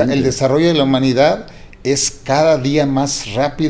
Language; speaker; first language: Spanish; native; Spanish